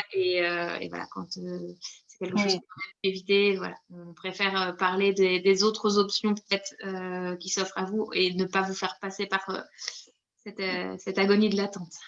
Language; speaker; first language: French; native; French